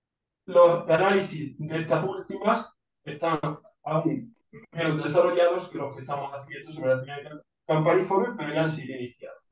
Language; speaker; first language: Spanish; native; Spanish